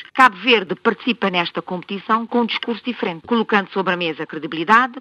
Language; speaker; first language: Portuguese; non-native, local second language; Kabuverdianu